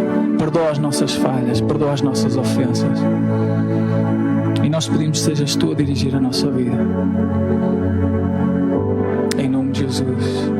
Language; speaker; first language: Portuguese; native; Portuguese